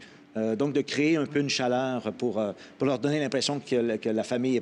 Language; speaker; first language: French; native; French